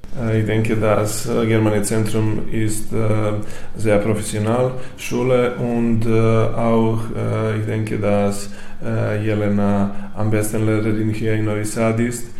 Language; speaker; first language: German; non-native, learner; Serbian